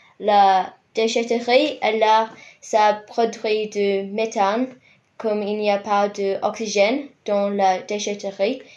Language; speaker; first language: French; non-native, fluent; English